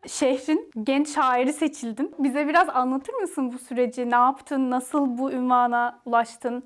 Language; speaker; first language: Turkish; native; Turkish